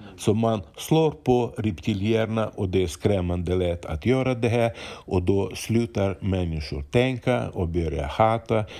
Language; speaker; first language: Swedish; non-native, fluent; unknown